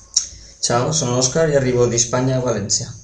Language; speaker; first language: Italian; non-native, learner; Spanish